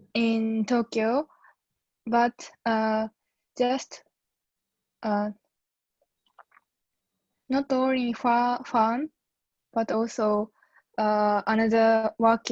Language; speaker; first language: English; non-native, learner; Japanese